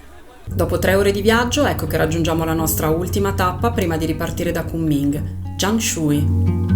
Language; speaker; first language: Italian; native; Italian